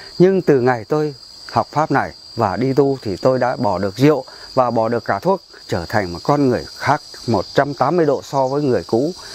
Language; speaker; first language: Vietnamese; non-native, local second language; Tày